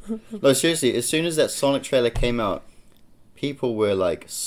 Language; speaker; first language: English; native; English